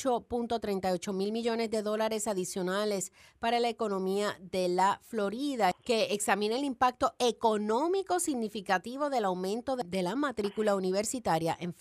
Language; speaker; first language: Spanish; native; Spanish